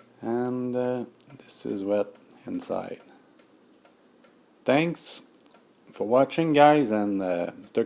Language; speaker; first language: English; non-native, learner; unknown